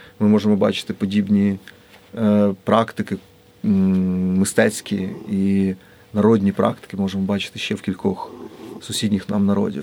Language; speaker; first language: Ukrainian; native; Ukrainian